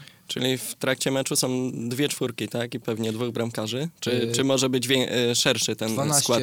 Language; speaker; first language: Polish; native; Polish